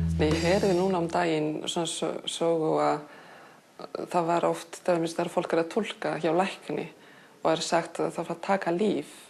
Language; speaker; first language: Icelandic; non-native, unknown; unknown